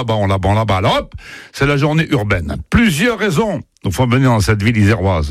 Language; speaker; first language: French; native; French